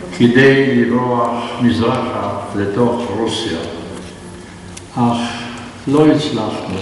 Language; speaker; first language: Hebrew; non-native, fluent; Polish